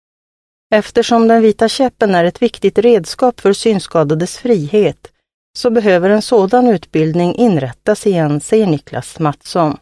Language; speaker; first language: Swedish; native; Swedish